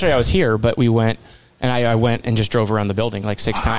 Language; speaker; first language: English; native; English